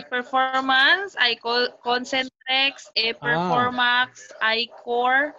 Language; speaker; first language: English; non-native, local second language; Filipino